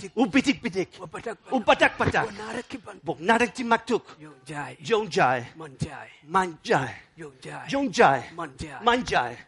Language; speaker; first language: Spanish; non-native, fluent; Wolof